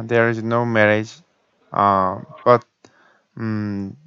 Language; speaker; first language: English; non-native, learner; Korean